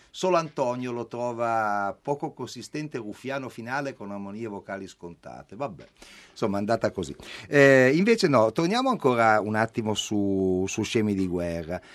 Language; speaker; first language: Italian; native; Italian